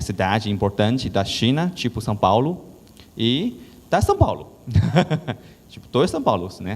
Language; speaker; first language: Portuguese; non-native, learner; Chinese